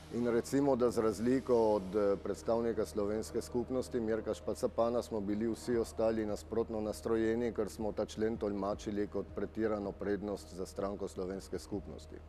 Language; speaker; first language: Slovenian; native; Slovenian